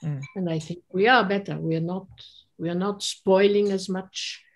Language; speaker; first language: English; non-native, fluent; French